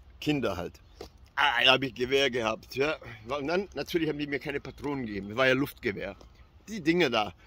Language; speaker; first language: German; early bilingual, other home language; Albanian